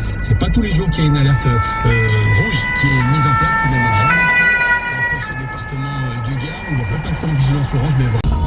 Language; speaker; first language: French; native; French